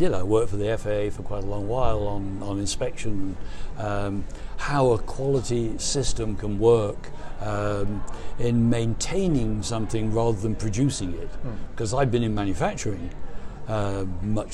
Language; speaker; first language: English; native; English